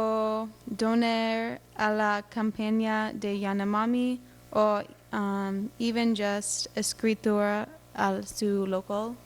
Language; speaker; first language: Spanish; non-native, learner; English